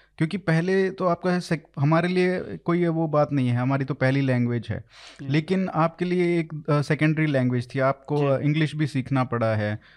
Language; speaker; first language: Hindi; native; Hindi